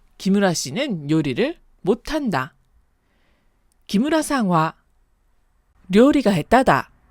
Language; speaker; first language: Korean; native; Korean